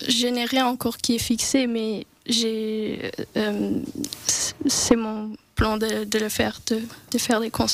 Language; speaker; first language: French; non-native, local second language; English